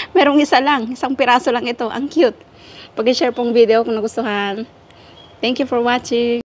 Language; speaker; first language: Filipino; non-native, local second language; Iloko